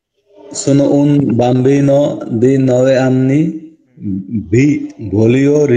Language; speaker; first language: Italian; non-native, learner; Bangla